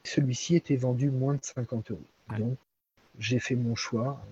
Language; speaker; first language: French; native; French